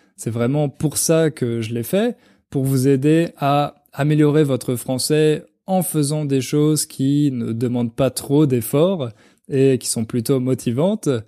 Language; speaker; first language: French; native; French